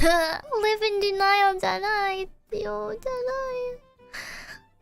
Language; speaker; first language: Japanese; non-native, learner; Indonesian